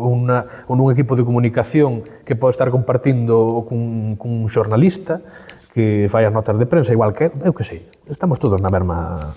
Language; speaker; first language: Galician; native; Galician